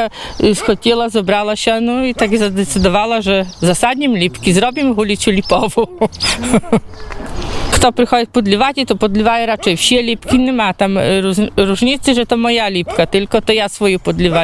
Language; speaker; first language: Polish; non-native, local second language; Belarusian